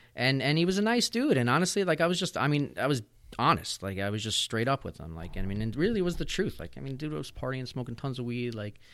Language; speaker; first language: English; native; English